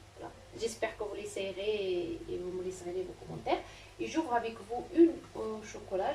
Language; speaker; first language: French; non-native, local second language; Arabic